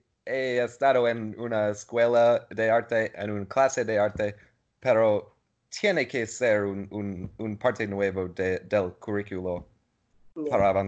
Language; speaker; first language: Spanish; non-native, learner; English